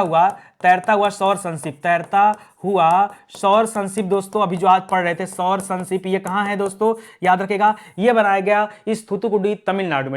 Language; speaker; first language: Hindi; native; Hindi